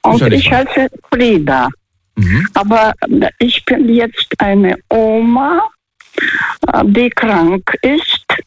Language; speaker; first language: German; non-native, fluent; Russian